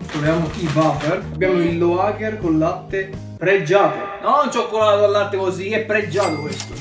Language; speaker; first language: Italian; native; Italian